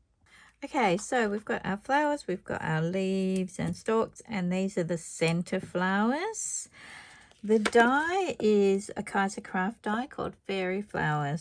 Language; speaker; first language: English; native; English